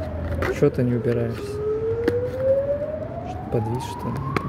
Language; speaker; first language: Russian; native; Russian